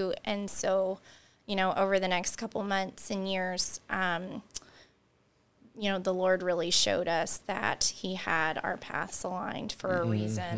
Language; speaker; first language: English; native; English